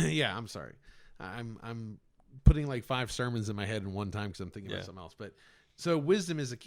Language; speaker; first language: English; native; English